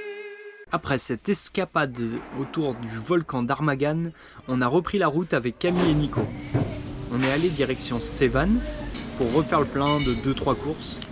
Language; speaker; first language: French; native; French